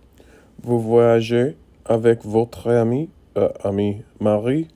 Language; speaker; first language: French; non-native, learner; English